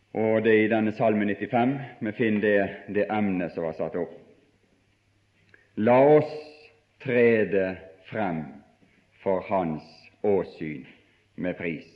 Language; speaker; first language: Norwegian; native; Norwegian